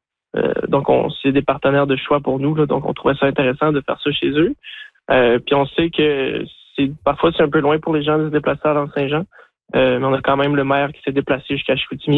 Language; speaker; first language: French; native; French